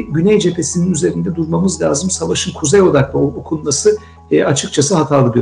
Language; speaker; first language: Turkish; native; Turkish